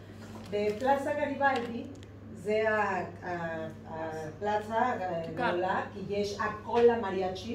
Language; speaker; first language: Hebrew; non-native, learner; Spanish